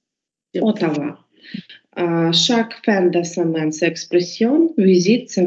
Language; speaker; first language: French; non-native, learner; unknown